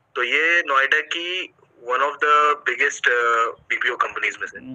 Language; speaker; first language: Hindi; native; Hindi